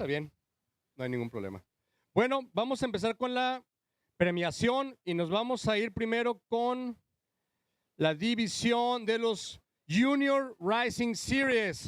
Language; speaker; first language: Spanish; native; Spanish